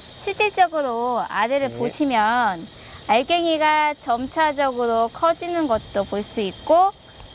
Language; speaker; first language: Korean; native; Korean